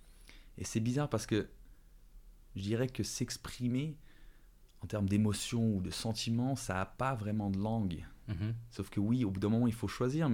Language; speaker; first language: French; early bilingual, other home language; Dutch